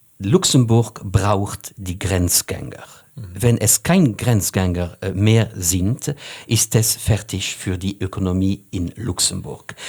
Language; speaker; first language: German; non-native, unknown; French